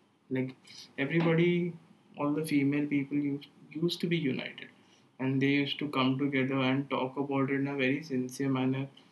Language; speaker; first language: English; non-native, local second language; Hindi